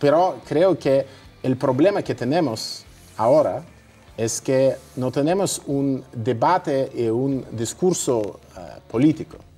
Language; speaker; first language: Spanish; non-native, fluent; Russian